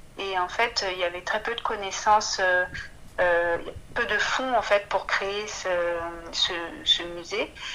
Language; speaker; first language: French; native; French